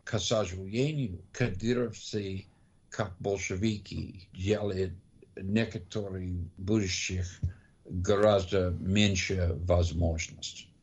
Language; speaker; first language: Russian; non-native, learner; English